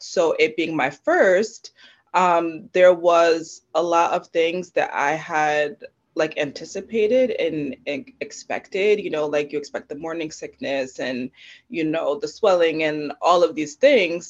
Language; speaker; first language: English; native; English